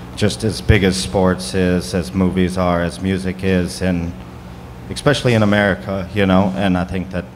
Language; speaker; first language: English; native; English